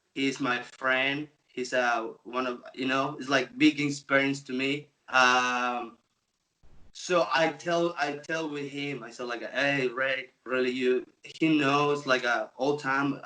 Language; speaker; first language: English; non-native, local second language; Spanish